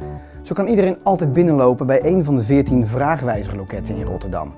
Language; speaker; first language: Dutch; native; Dutch